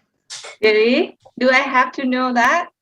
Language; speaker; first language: English; non-native, learner; Thai